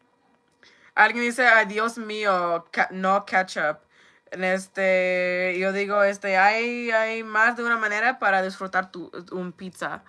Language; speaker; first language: Spanish; non-native, learner; English